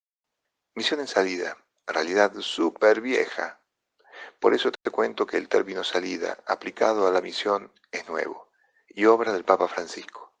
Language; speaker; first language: Spanish; non-native, fluent; Italian